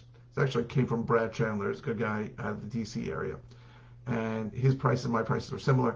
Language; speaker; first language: English; native; English